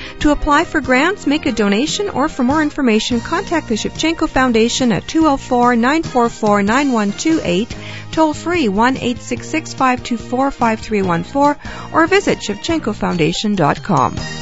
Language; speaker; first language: English; early bilingual, other home language; Ukrainian